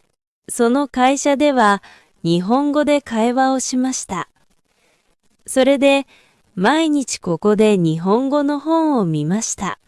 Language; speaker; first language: Japanese; non-native, fluent; Korean